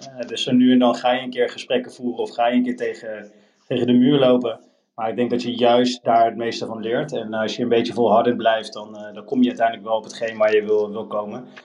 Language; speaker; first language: Dutch; native; Dutch